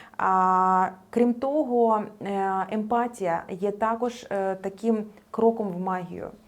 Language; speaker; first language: Ukrainian; non-native, local second language; Russian